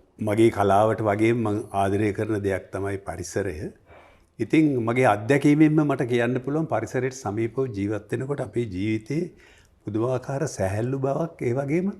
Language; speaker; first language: Sinhala; native; Sinhala